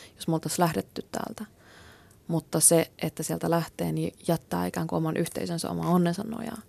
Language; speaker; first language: Finnish; native; Finnish